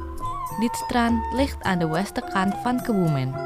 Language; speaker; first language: Dutch; non-native, fluent; Indonesian